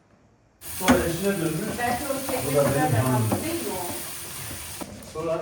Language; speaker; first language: Turkish; native; Turkish